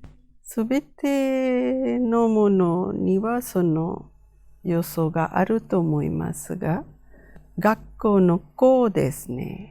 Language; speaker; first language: Japanese; non-native, fluent; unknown